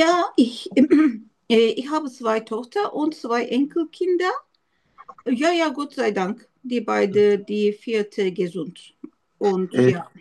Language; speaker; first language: German; non-native, learner; Turkish